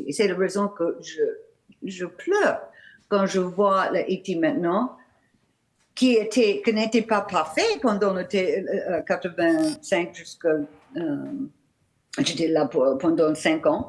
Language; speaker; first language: French; non-native, learner; English